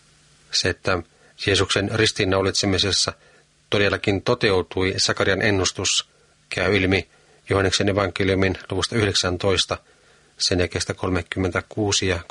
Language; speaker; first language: Finnish; native; Finnish